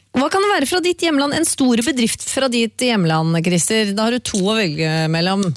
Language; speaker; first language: Norwegian; native; Norwegian